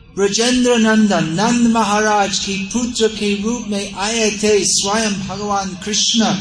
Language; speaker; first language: Hindi; non-native, fluent; English